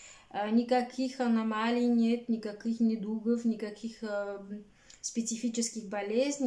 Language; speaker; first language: Russian; non-native, learner; Bulgarian